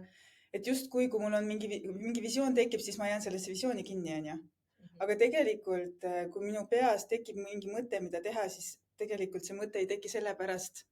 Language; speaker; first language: Estonian; native; Estonian